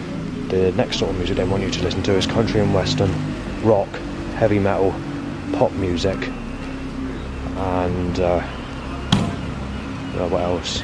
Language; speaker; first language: English; native; English